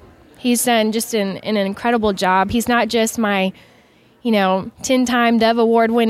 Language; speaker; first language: English; native; English